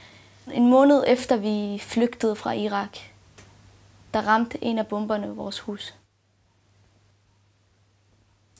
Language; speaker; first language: Danish; early bilingual, other home language; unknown